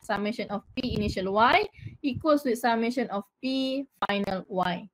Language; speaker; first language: English; non-native, local second language; Malay